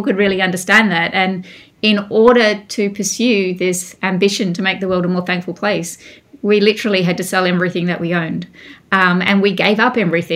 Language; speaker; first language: English; native; English